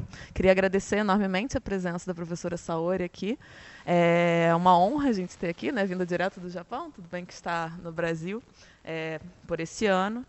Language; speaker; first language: Portuguese; native; Portuguese